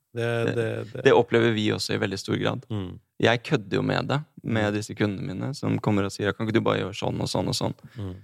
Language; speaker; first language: Norwegian; native; Norwegian